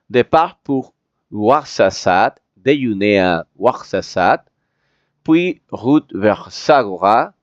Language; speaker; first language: French; non-native, fluent; Spanish